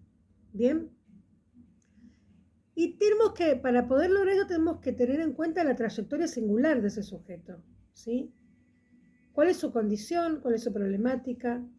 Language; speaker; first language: Spanish; native; Spanish